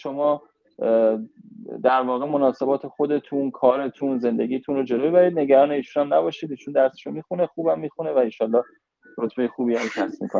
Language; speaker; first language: Persian; native; Persian